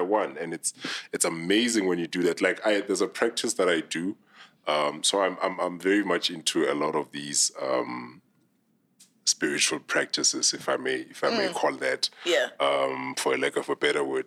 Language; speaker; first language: English; non-native, local second language; Southern Sotho